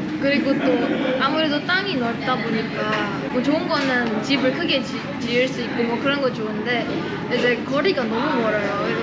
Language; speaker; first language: Korean; non-native, fluent; Indonesian